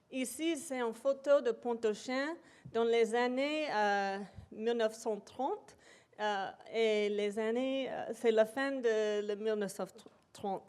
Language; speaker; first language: French; non-native, local second language; English